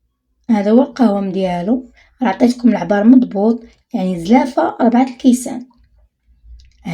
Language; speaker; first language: Arabic; native; Arabic